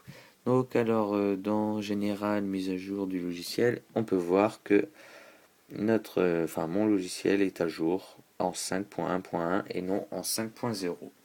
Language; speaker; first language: French; native; French